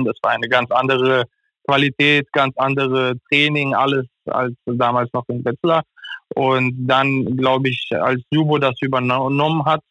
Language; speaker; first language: German; non-native, fluent; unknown